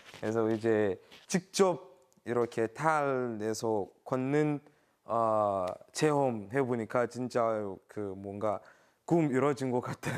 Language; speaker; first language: Korean; non-native, fluent; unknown